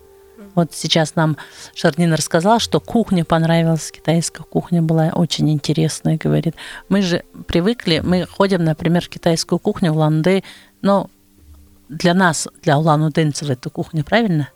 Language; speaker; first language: Russian; non-native, local second language; Buriat